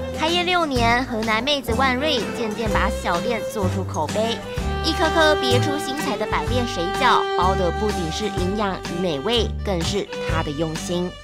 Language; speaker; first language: Chinese; native; Chinese